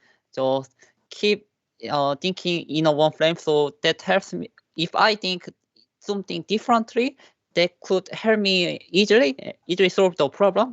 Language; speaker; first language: English; non-native, learner; Korean